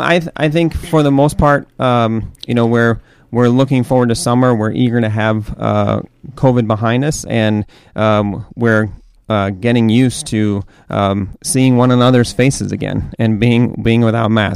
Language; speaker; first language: English; native; English